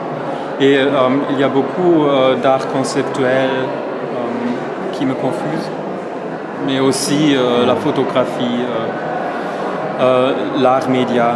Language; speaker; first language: French; non-native, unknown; German